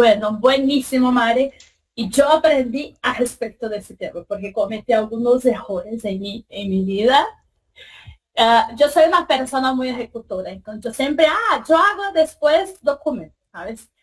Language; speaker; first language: Spanish; non-native, fluent; Portuguese